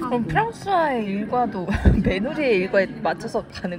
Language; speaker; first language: Korean; native; Korean